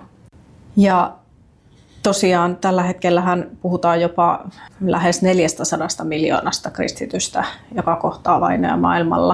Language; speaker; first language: Finnish; native; Finnish